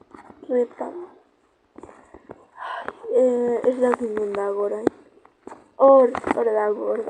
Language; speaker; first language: Basque; non-native, local second language; Spanish